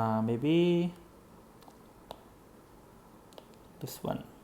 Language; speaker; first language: English; non-native, fluent; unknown